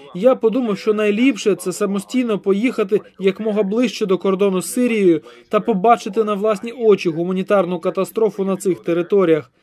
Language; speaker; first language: Ukrainian; non-native, fluent; Arabic